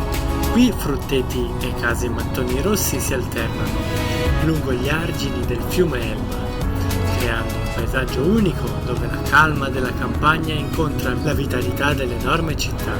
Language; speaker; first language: Italian; native; Italian